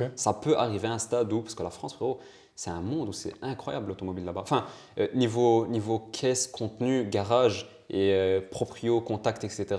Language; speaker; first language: French; early bilingual, other home language; Italian